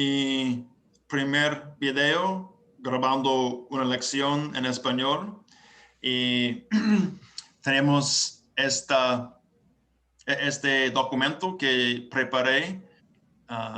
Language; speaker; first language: Spanish; non-native, learner; English